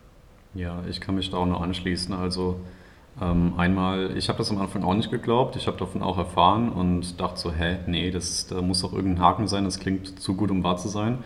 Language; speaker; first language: German; native; German